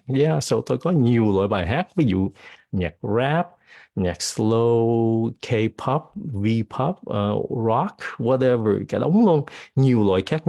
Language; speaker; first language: Vietnamese; early bilingual, heritage; Vietnamese